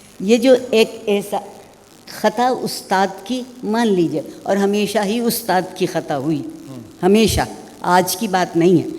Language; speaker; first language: Urdu; native; Urdu